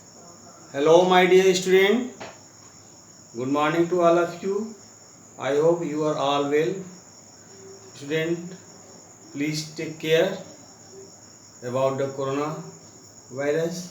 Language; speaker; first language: English; non-native, local second language; Hindi